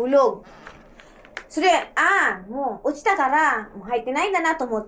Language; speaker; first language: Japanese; early bilingual, other home language; Cebuano